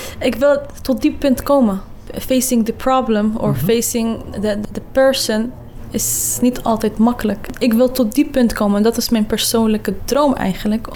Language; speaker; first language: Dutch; early bilingual, other home language; Kurdish